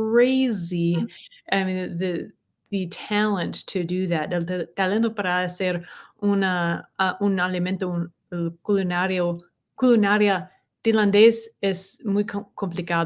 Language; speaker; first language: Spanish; non-native, learner; English